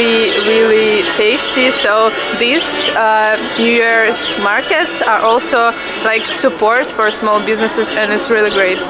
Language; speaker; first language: English; non-native, fluent; Russian